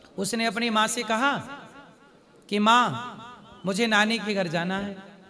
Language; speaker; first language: Hindi; native; Hindi